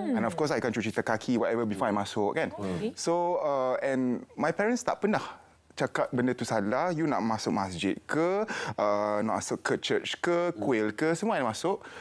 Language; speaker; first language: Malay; non-native, local second language; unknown